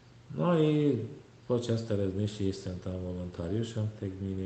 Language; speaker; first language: Polish; non-native, learner; Turkmen